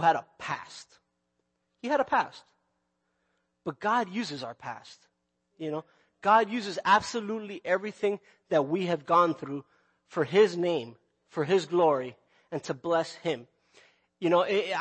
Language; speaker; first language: English; native; English